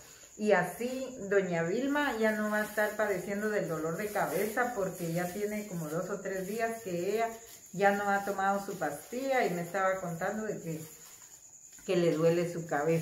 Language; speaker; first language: Spanish; native; Spanish